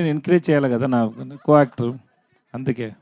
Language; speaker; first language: Telugu; non-native, learner; Tamil